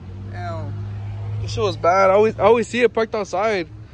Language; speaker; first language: English; early bilingual, other home language; Spanish